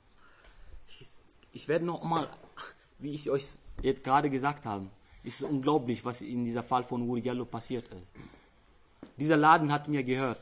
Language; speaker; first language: German; non-native, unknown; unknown